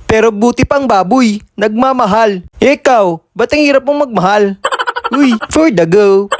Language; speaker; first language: Filipino; non-native, local second language; Hiligaynon